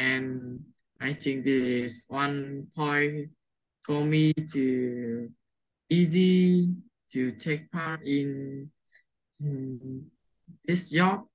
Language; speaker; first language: English; non-native, learner; Vietnamese